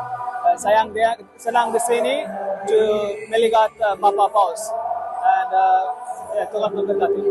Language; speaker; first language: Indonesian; non-native, learner; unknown